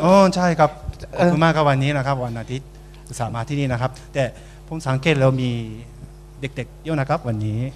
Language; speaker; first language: Thai; non-native, fluent; Japanese